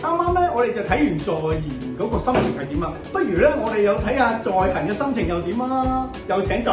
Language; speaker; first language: Cantonese; native; Cantonese